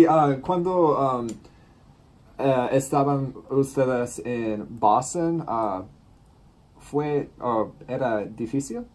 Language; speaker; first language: Spanish; non-native, learner; English